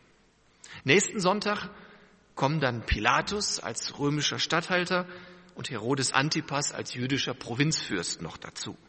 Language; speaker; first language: German; native; German